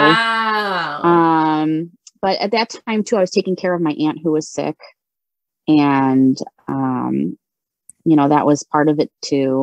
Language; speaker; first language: English; native; English